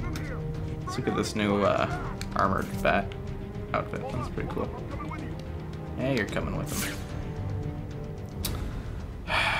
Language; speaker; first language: English; native; English